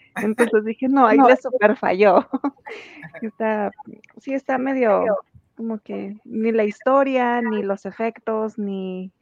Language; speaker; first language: Spanish; native; Spanish